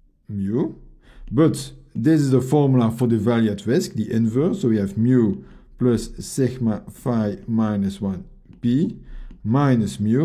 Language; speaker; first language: English; non-native, fluent; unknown